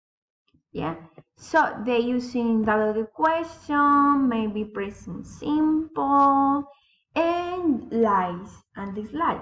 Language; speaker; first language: English; non-native, learner; Spanish